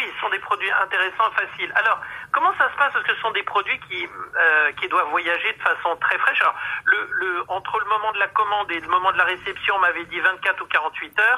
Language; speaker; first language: French; native; French